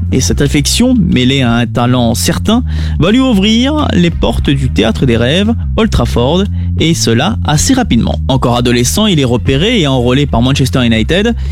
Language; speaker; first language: French; native; French